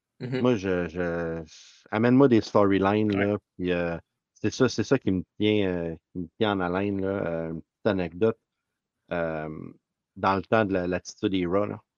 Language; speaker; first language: French; native; French